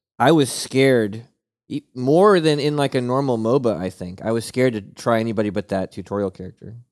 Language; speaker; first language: English; native; English